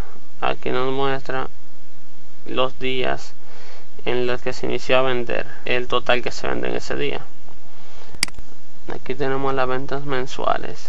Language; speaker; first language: Spanish; native; Spanish